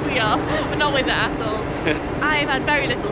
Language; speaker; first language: English; native; English